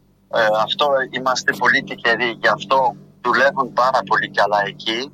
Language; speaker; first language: Greek; non-native, fluent; French